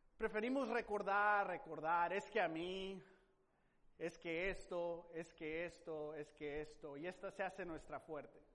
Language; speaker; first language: Spanish; non-native, fluent; English